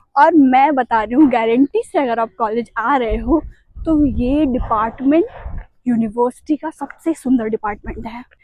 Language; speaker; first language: Hindi; native; Hindi